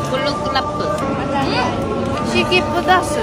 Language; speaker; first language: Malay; non-native, learner; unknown